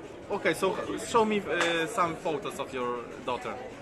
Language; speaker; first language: English; non-native, fluent; Polish